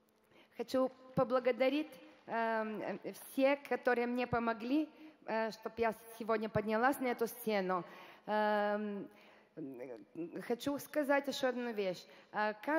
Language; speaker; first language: Russian; non-native, fluent; Italian